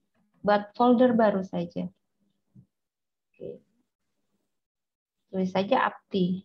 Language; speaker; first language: Indonesian; native; Indonesian